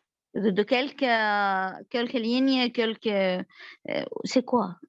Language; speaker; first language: French; non-native, learner; Arabic